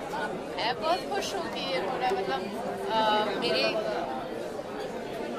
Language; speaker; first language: Hindi; non-native, local second language; French